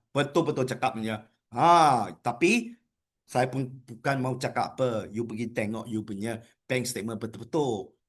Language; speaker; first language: Malay; non-native, local second language; Chinese